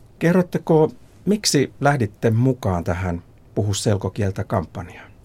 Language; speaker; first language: Finnish; native; Finnish